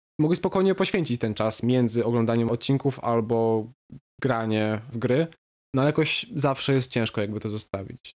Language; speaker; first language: Polish; native; Polish